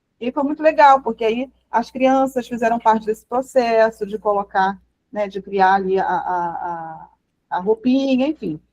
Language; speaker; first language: Portuguese; native; Portuguese